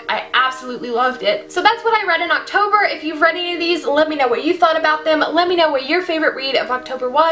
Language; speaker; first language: English; native; English